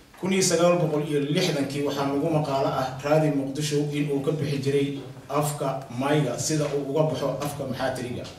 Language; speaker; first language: Somali; native; Somali